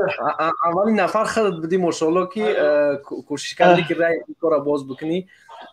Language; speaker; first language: Persian; native; Persian